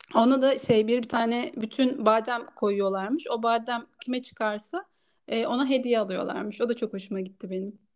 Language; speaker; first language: Turkish; native; Turkish